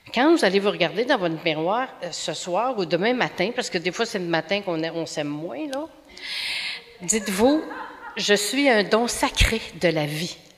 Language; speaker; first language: French; native; French